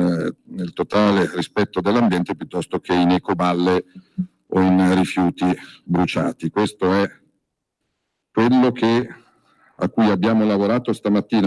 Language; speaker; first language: Italian; native; Italian